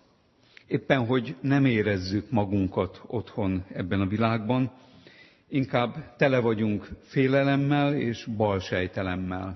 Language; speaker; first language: Hungarian; native; Hungarian